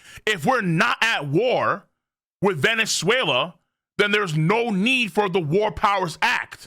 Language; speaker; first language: English; native; English